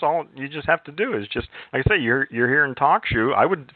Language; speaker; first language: English; native; English